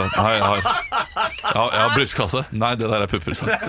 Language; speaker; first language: Norwegian; native; Norwegian